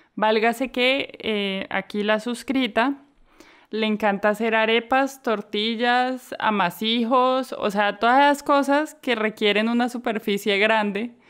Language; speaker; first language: Spanish; native; Spanish